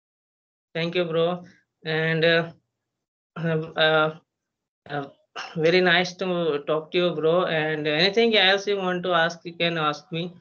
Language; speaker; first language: English; non-native, learner; Hindi